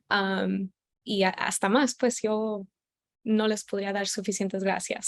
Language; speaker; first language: Spanish; early bilingual, heritage; Spanish